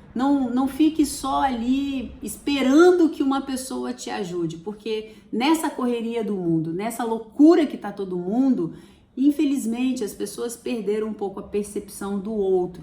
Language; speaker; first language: Portuguese; native; Portuguese